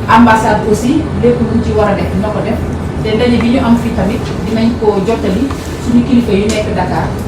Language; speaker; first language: Wolof; non-native, local second language; Fula